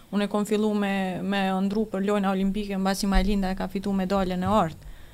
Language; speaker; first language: Albanian; native; Albanian